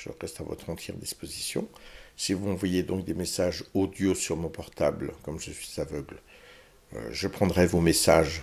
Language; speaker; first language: French; early bilingual, heritage; French